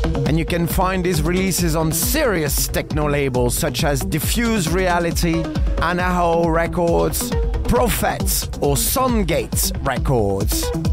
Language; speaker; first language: English; non-native, fluent; French